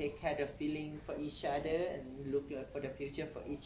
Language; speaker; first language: English; non-native, learner; Thai